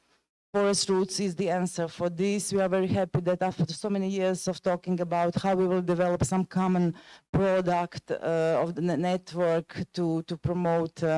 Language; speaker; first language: English; non-native, fluent; Croatian